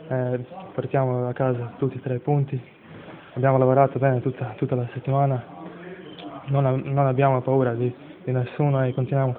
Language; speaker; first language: Italian; non-native, learner; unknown